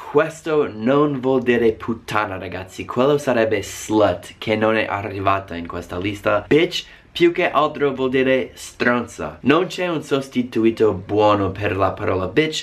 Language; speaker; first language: Italian; non-native, fluent; English